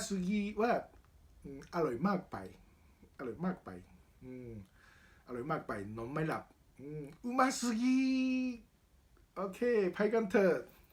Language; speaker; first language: Thai; non-native, learner; Japanese